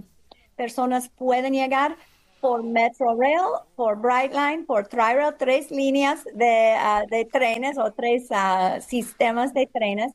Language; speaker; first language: Spanish; non-native, fluent; English